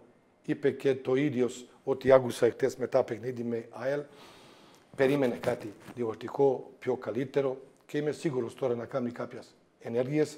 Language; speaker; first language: Greek; non-native, fluent; Serbian